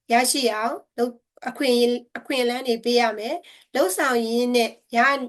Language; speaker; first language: Burmese; native; Burmese